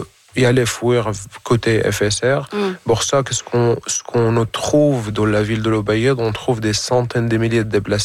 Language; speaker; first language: French; non-native, fluent; Arabic